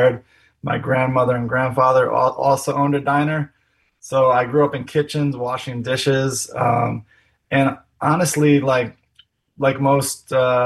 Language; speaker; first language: English; native; English